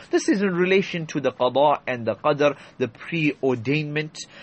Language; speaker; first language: English; native; English